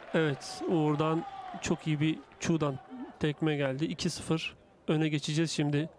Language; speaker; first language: Turkish; native; Turkish